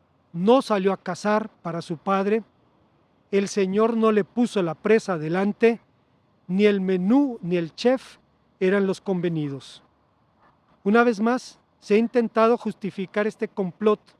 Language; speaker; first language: Spanish; native; Spanish